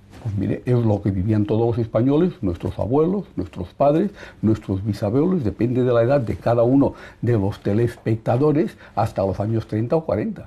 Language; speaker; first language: Spanish; native; Spanish